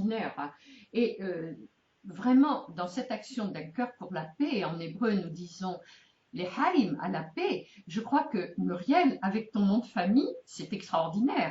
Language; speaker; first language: French; native; French